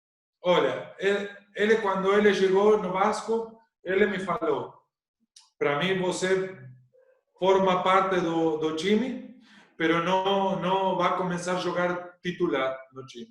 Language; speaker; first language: Portuguese; non-native, learner; Spanish